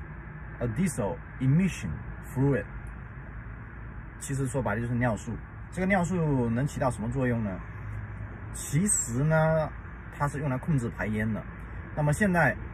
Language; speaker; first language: Chinese; native; Chinese